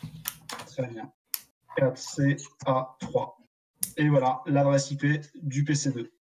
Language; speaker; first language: French; native; French